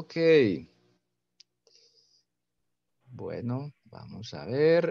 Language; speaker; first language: Spanish; non-native, fluent; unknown